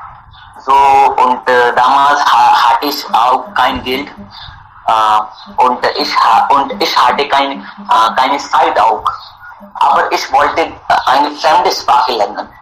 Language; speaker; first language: German; non-native, learner; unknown